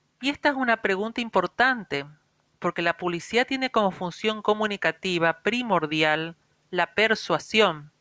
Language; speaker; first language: Spanish; native; Spanish